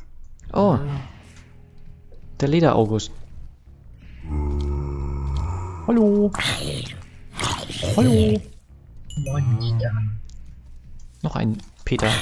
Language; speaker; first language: German; native; German